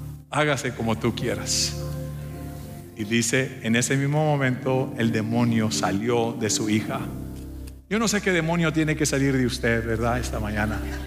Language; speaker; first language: Spanish; early bilingual, heritage; Spanish